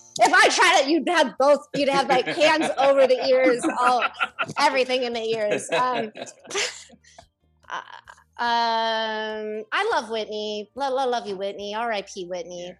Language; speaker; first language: English; native; English